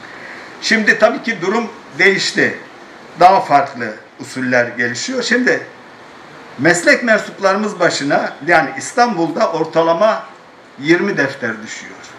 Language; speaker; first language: Turkish; native; Turkish